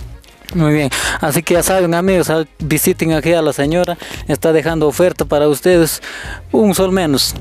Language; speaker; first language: Spanish; native; Spanish